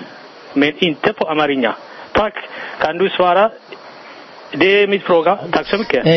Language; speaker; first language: Swedish; non-native, learner; Amharic